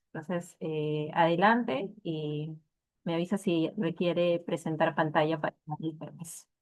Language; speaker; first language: Spanish; native; Spanish